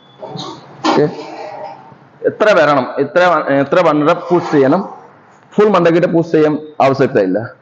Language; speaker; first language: Malayalam; non-native, learner; Assamese